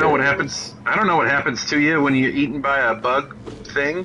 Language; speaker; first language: English; native; English